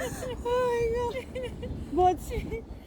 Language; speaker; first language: English; non-native, local second language; Igbo